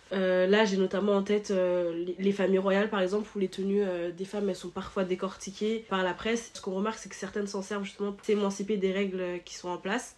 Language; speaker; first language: French; early bilingual, other home language; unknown